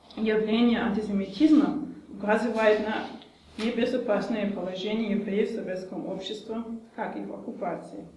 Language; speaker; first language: Russian; non-native, fluent; German